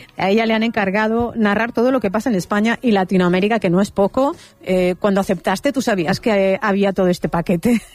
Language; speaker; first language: Spanish; native; Spanish